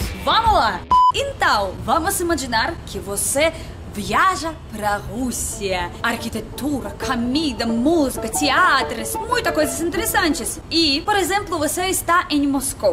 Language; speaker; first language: Portuguese; non-native, learner; Russian